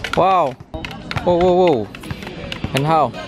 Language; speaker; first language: Chinese; non-native, learner; Indonesian